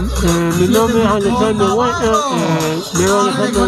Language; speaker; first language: Spanish; native; Spanish